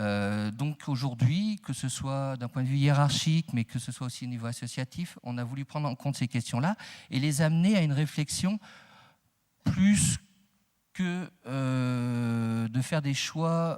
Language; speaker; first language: French; native; French